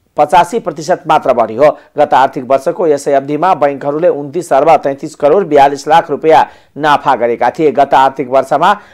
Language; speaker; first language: Nepali; non-native, local second language; Maithili